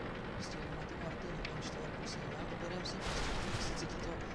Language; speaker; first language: Czech; native; Czech